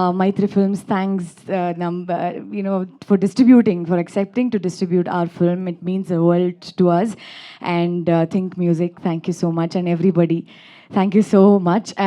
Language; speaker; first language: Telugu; non-native, learner; Kannada